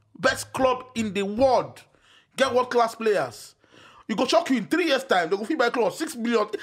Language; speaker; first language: Nigerian Pidgin; non-native, local second language; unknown